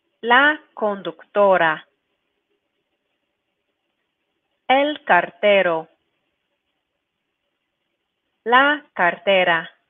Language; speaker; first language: Spanish; non-native, fluent; English